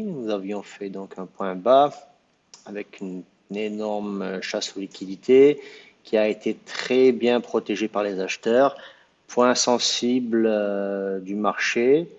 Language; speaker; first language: French; native; French